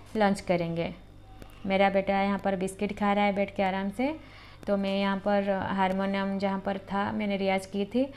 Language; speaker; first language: Hindi; non-native, local second language; Odia